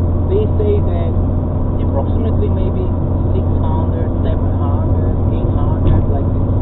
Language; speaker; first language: English; non-native, fluent; Russian